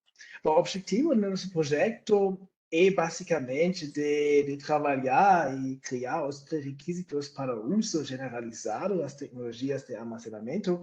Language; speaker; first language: Portuguese; non-native, fluent; German